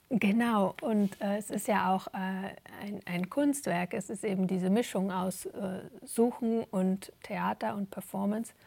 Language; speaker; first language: German; native; German